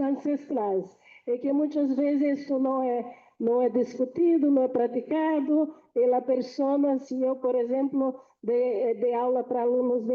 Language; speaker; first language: Portuguese; non-native, fluent; Spanish